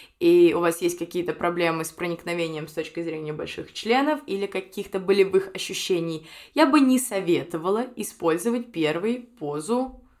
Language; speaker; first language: Russian; native; Russian